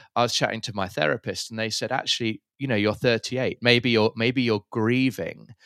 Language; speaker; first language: English; native; English